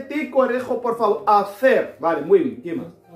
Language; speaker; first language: Spanish; non-native, fluent; Arabic